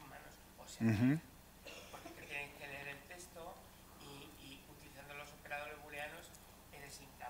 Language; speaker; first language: Spanish; native; Spanish